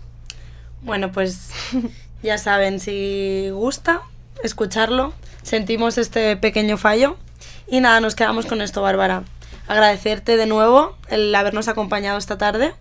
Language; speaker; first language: Spanish; native; Spanish